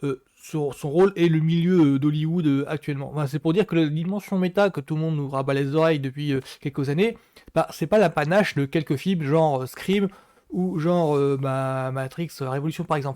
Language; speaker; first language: French; native; French